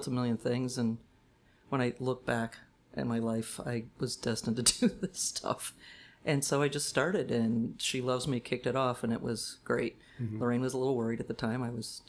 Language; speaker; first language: English; native; English